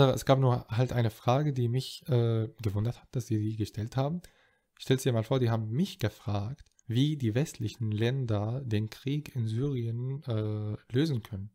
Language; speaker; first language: German; non-native, fluent; Arabic